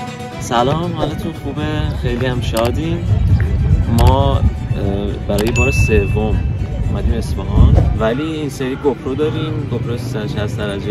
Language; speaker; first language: Persian; native; Persian